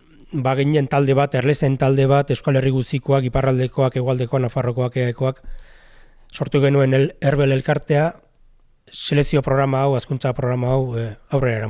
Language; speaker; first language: Basque; native; Basque